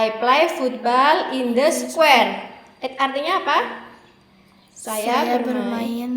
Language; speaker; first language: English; non-native, learner; Indonesian